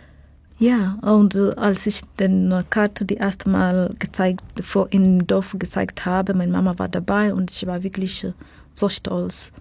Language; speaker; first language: German; non-native, fluent; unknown